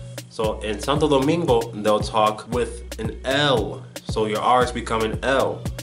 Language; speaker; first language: English; native; English